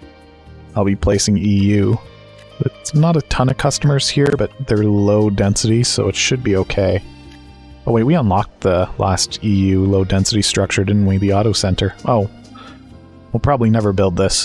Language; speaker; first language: English; native; English